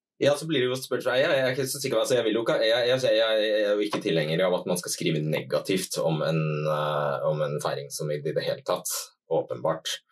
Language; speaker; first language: Norwegian; native; Norwegian